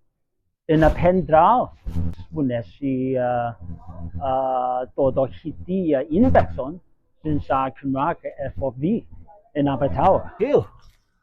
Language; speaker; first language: Welsh; non-native, learner; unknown